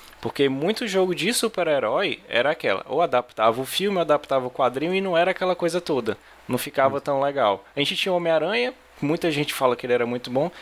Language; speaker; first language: Portuguese; native; Portuguese